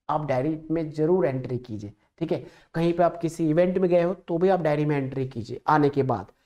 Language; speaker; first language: Hindi; native; Hindi